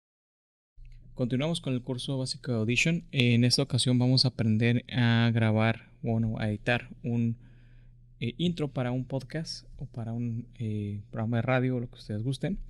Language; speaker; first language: Spanish; native; Spanish